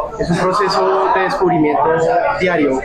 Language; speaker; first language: Spanish; native; Spanish